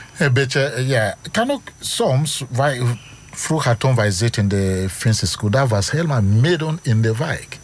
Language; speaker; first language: Dutch; non-native, learner; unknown